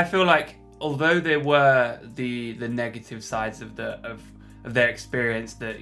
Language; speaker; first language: English; native; English